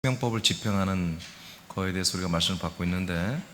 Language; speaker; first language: Korean; native; Korean